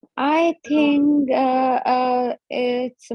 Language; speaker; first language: English; non-native, learner; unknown